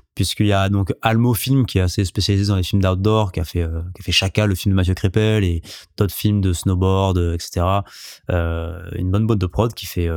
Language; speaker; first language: French; native; French